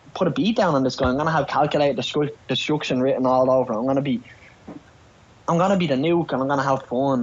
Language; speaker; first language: English; native; English